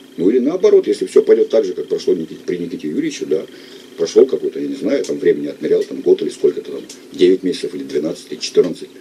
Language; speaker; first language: Russian; native; Russian